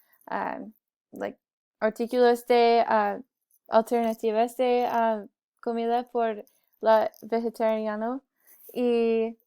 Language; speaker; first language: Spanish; non-native, learner; English